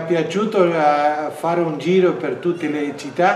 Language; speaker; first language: Italian; non-native, learner; Spanish